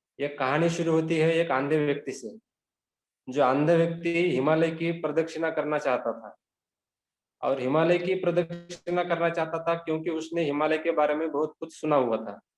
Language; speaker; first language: Hindi; non-native, local second language; Marathi